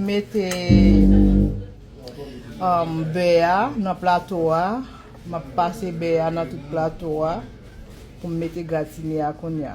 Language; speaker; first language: French; non-native, local second language; Haitian Creole